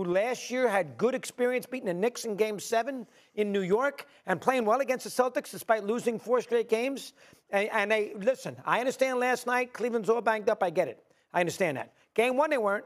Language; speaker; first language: English; native; English